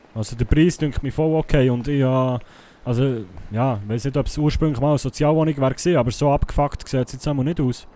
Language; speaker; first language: German; native; German